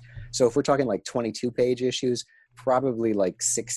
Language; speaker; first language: English; native; English